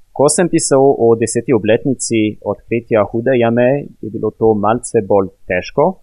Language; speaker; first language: Slovenian; non-native, fluent; French